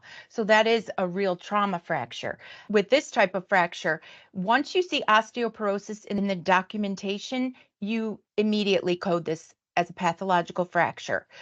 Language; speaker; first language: English; native; English